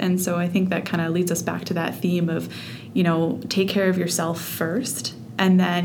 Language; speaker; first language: English; native; English